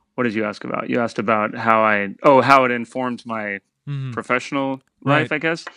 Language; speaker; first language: English; native; English